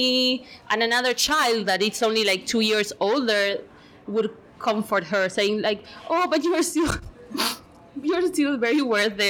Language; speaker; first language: English; non-native, fluent; Spanish